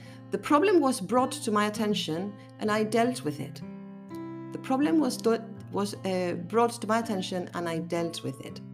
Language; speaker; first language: English; non-native, fluent; Spanish